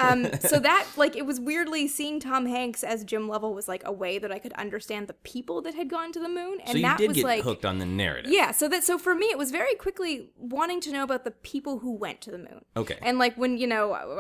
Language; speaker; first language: English; native; English